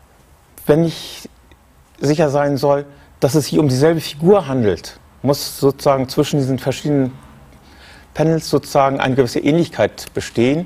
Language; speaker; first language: German; native; German